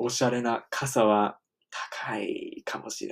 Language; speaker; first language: Japanese; non-native, fluent; English